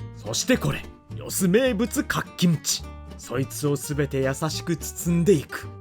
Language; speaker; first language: Japanese; native; Japanese